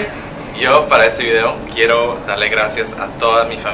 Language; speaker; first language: Spanish; non-native, learner; English